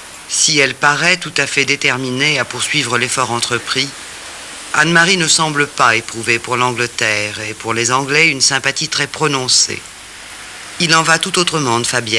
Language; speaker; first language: French; native; French